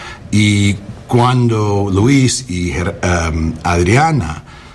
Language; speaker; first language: Spanish; early bilingual, heritage; English